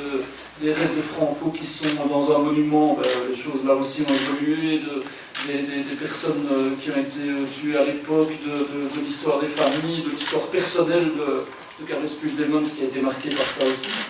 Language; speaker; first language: French; native; French